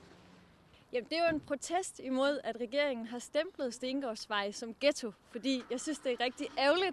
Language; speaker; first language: Danish; native; Danish